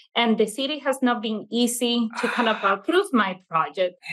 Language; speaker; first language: English; non-native, fluent; Italian